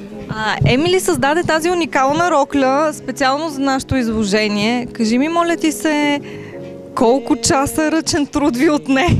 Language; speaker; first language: Bulgarian; native; Bulgarian